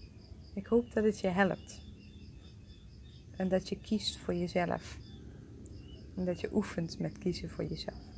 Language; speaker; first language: Dutch; native; Dutch